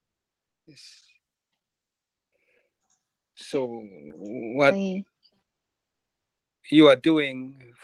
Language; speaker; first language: English; non-native, learner; Japanese